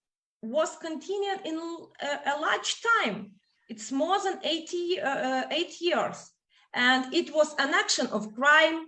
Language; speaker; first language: English; non-native, fluent; Ukrainian